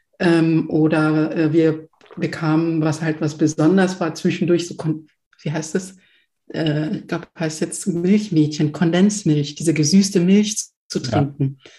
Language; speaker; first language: German; early bilingual, other home language; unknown